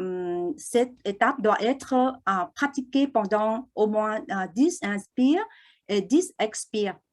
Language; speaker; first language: French; non-native, fluent; Vietnamese